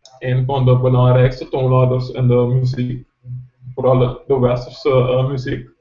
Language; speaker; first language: Dutch; non-native, local second language; Papiamento